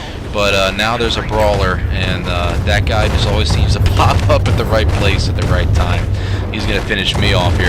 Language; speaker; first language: English; native; English